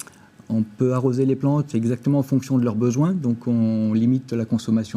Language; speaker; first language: French; native; French